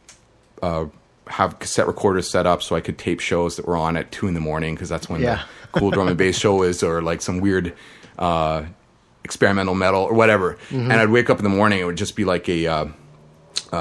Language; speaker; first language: English; native; English